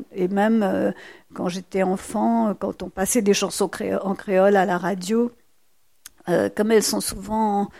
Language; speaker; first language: French; native; French